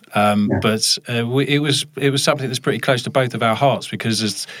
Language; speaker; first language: English; native; English